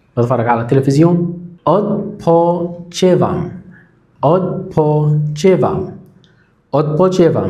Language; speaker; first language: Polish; non-native, learner; Arabic